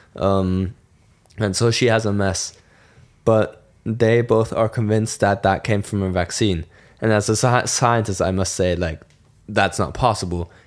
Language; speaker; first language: English; non-native, fluent; German